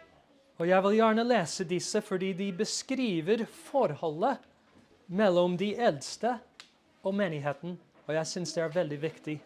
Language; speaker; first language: Norwegian; non-native, fluent; English